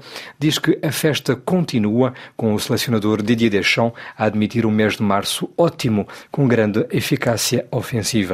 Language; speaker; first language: Portuguese; native; Portuguese